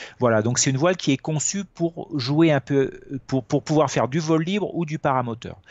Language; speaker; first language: French; native; French